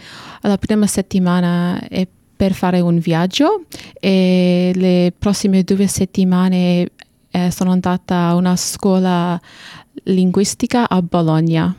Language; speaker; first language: Italian; non-native, fluent; English